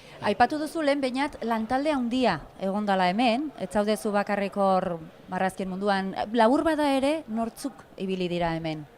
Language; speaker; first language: Basque; native; Basque